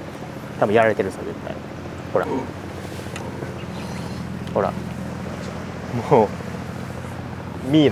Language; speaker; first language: Japanese; native; Japanese